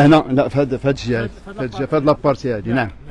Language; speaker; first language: Arabic; native; Arabic